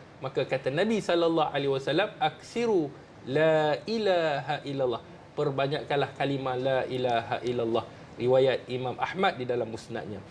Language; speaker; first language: Malay; native; Malay